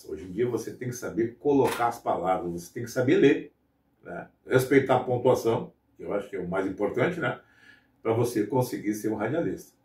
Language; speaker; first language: Portuguese; native; Portuguese